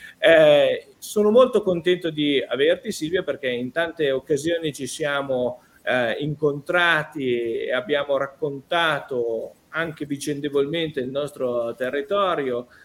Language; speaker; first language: Italian; native; Italian